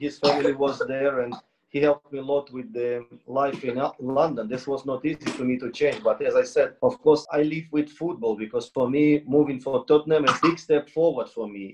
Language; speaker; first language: English; non-native, learner; Ukrainian